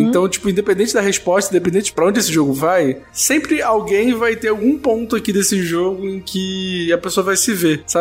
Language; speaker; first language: Portuguese; native; Portuguese